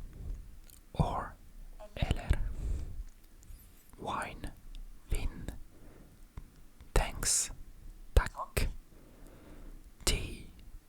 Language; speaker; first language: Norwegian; non-native, learner; French